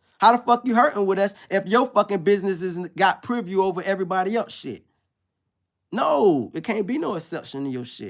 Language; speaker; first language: English; native; English